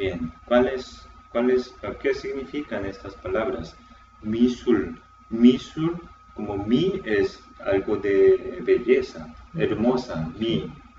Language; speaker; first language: Spanish; non-native, fluent; Korean